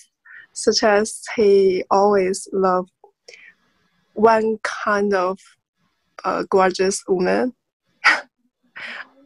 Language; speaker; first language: English; non-native, learner; Chinese